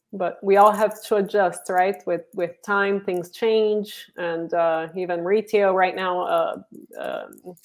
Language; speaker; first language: English; non-native, fluent; Portuguese